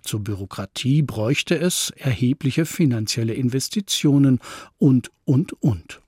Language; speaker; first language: German; native; German